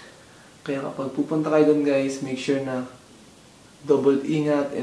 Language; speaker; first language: Filipino; native; Filipino